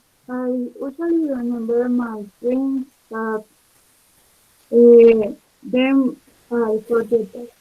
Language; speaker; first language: English; non-native, learner; Spanish